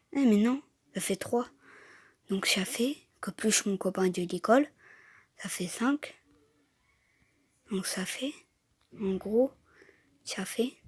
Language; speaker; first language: French; native; French